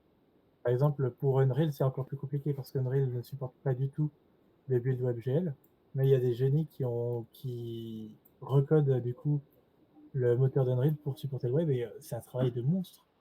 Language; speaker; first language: French; native; French